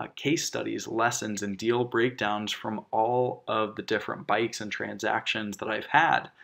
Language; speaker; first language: English; native; English